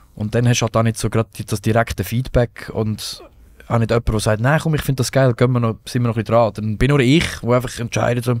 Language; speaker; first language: German; native; German